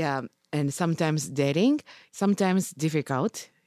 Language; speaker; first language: English; non-native, learner; Japanese